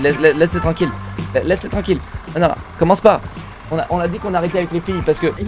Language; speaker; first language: French; native; French